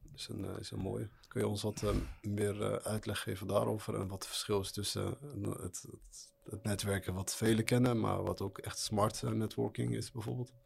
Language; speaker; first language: Dutch; early bilingual, other home language; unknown